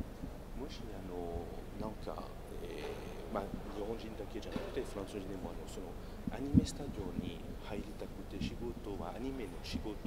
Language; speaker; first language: Japanese; non-native, fluent; French